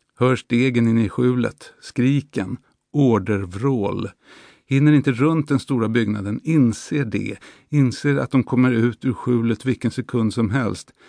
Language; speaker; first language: Swedish; native; Swedish